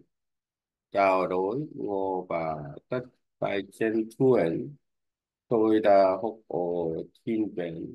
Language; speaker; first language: Vietnamese; non-native, learner; Korean